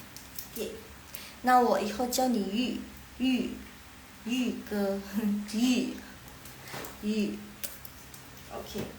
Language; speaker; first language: Chinese; non-native, fluent; Indonesian